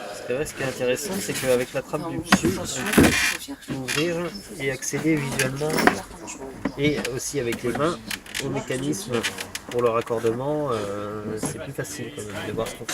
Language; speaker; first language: French; native; French